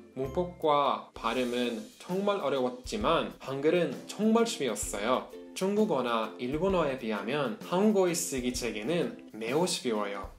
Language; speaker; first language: Korean; non-native, learner; Norwegian